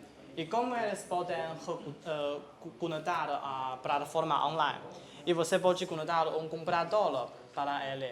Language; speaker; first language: Portuguese; non-native, fluent; Chinese